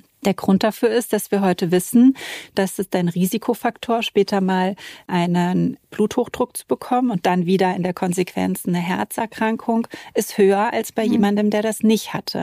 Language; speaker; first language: German; native; German